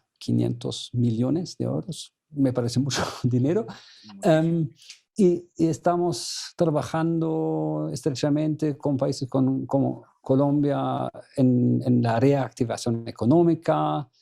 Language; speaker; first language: Spanish; non-native, fluent; German